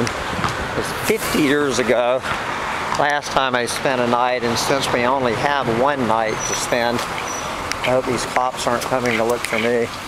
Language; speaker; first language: English; native; English